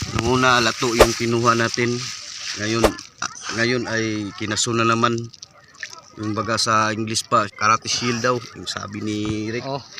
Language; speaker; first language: Filipino; native; Filipino